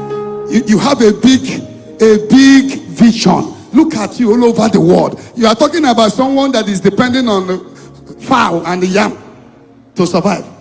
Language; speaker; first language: English; non-native, local second language; Igbo